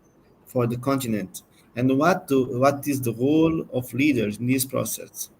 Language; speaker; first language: English; non-native, learner; Portuguese